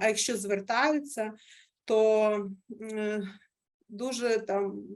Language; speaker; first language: Ukrainian; native; Ukrainian